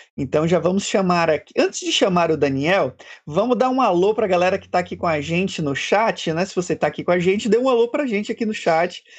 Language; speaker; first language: Portuguese; native; Portuguese